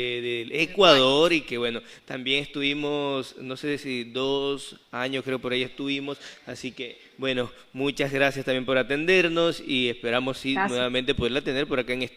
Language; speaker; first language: Spanish; native; Spanish